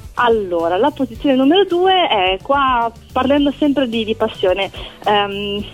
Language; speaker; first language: Italian; native; Italian